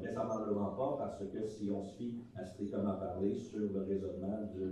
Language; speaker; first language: French; native; French